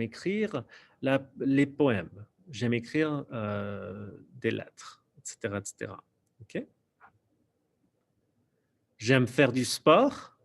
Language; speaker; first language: French; non-native, fluent; English